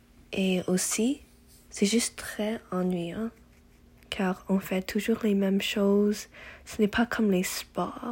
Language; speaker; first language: French; non-native, learner; English